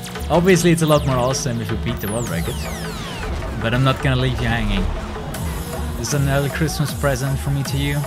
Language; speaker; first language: English; non-native, fluent; German